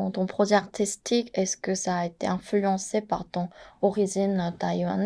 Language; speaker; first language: French; non-native, fluent; Korean